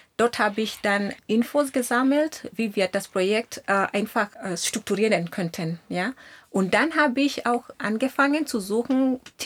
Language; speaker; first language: German; non-native, fluent; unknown